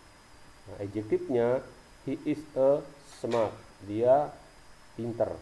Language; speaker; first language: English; non-native, learner; Indonesian